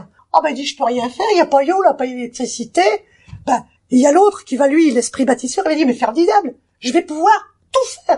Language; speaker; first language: French; native; French